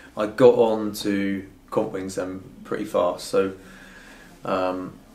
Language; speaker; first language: English; native; English